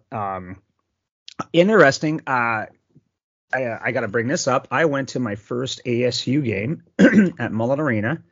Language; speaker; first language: English; native; English